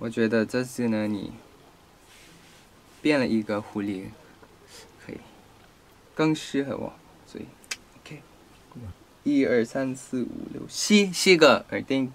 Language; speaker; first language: Chinese; non-native, fluent; Thai